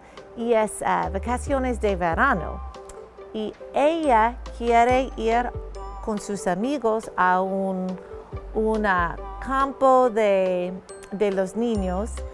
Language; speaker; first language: Spanish; non-native, fluent; English